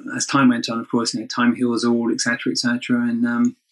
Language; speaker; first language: English; native; English